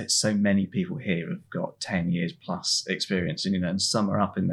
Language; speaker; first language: English; native; English